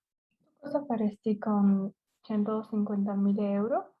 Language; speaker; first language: Italian; non-native, learner; Spanish